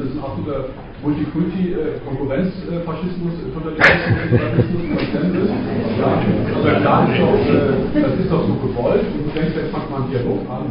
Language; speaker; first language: German; native; German